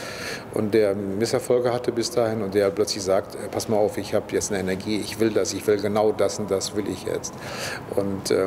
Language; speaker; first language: German; native; German